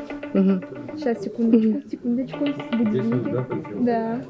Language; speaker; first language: Russian; native; Russian